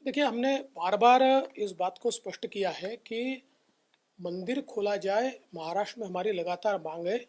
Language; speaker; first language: Hindi; non-native, local second language; Marathi